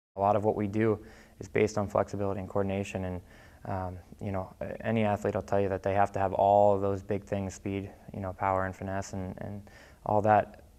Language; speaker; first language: English; native; English